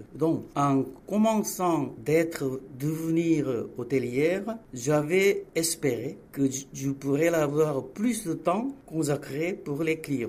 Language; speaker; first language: French; non-native, fluent; Korean